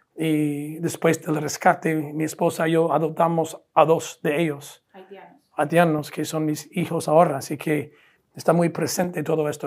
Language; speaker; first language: Spanish; non-native, fluent; English